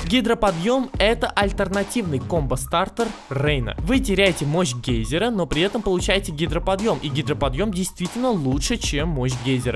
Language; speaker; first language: Russian; native; Russian